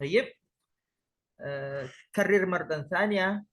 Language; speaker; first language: Arabic; non-native, fluent; Indonesian